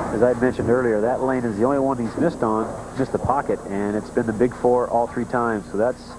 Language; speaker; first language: English; native; English